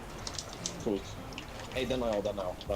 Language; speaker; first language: Swedish; native; Swedish